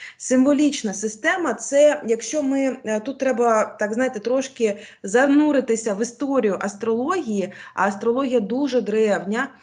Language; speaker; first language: Ukrainian; non-native, local second language; Russian